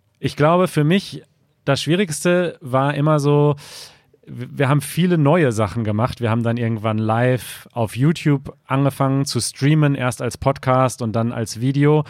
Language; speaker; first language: German; native; German